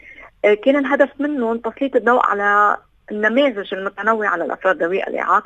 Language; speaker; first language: Arabic; native; Arabic